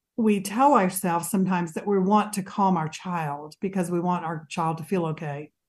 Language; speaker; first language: English; native; English